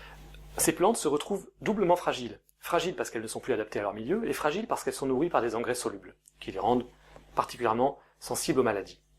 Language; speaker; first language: French; native; French